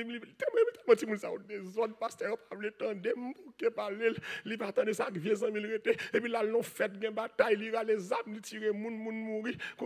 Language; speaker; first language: French; non-native, learner; Haitian Creole